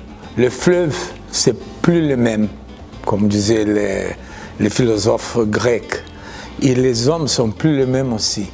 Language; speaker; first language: French; non-native, fluent; Portuguese